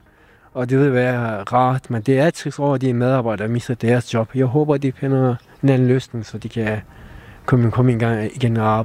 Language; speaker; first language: Danish; non-native, fluent; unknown